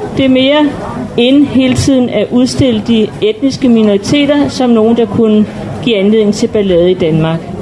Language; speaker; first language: Danish; native; Danish